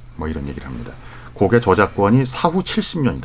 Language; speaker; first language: Korean; native; Korean